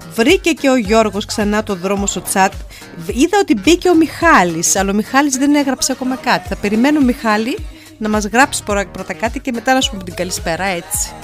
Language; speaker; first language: Greek; native; Greek